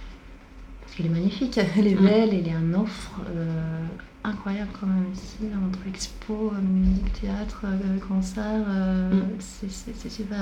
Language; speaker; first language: French; non-native, fluent; Swedish